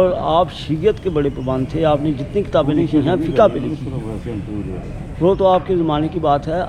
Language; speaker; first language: Urdu; non-native, local second language; Punjabi